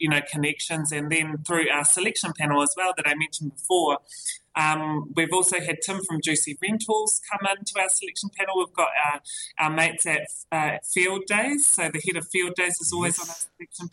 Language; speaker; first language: English; native; English